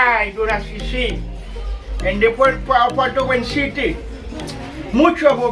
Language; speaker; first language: Spanish; non-native, learner; Haitian Creole